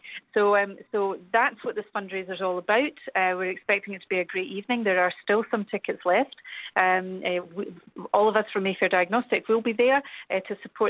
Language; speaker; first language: English; native; English